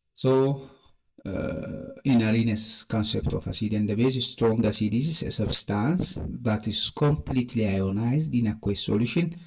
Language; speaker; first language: English; non-native, local second language; Amharic